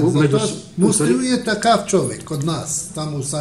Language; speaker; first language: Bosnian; early bilingual, heritage; Bosnian